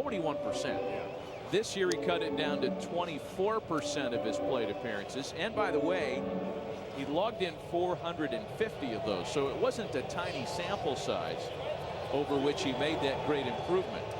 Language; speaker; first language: English; native; English